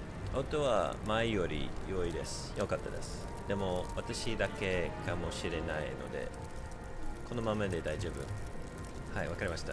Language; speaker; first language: Japanese; non-native, learner; English